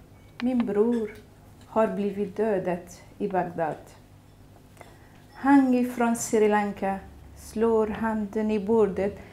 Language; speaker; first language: Swedish; non-native, fluent; Kurdish